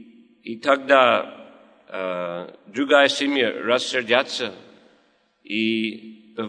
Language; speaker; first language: Russian; non-native, learner; English